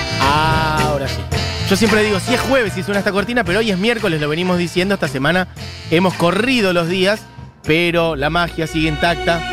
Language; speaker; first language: Spanish; native; Spanish